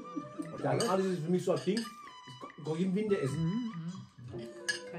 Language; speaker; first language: German; native; German